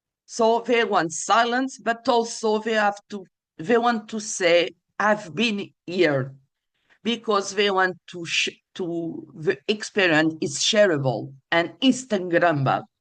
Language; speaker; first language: English; non-native, fluent; Portuguese